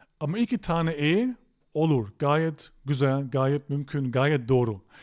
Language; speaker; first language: Turkish; non-native, fluent; German